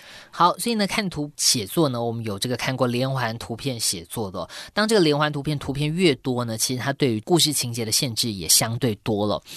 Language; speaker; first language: Chinese; native; Chinese